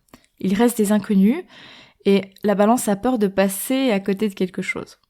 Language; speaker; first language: French; native; French